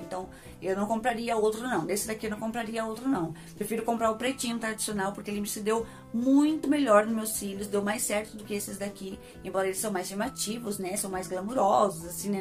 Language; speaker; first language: Portuguese; native; Portuguese